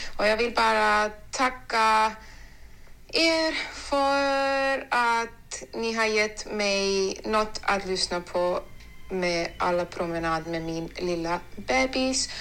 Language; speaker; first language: Swedish; non-native, learner; Estonian